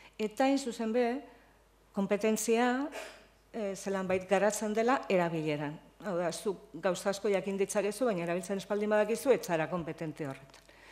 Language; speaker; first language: Basque; native; Basque